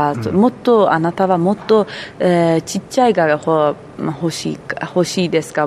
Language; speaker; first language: Japanese; non-native, learner; Persian